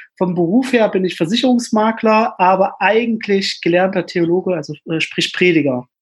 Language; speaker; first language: German; native; German